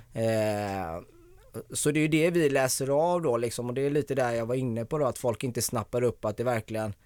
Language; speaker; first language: Swedish; native; Swedish